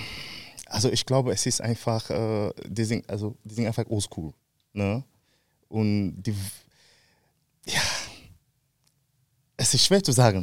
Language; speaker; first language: German; non-native, fluent; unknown